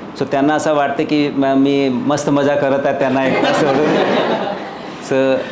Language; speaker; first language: Marathi; non-native, fluent; Hindi